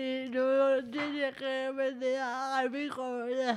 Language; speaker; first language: Spanish; non-native, learner; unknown